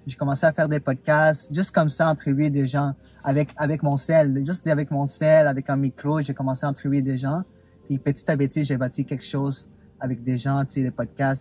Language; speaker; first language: French; non-native, fluent; Spanish